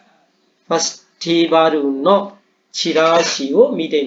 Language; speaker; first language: Japanese; non-native, fluent; Burmese